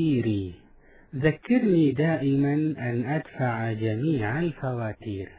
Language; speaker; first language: Arabic; non-native, fluent; Malay